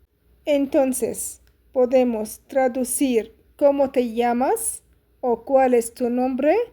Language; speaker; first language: Spanish; non-native, fluent; Arabic